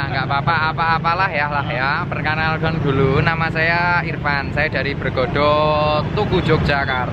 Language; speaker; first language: Indonesian; non-native, local second language; Javanese